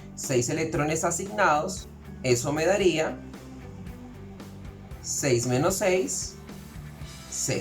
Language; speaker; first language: Spanish; native; Spanish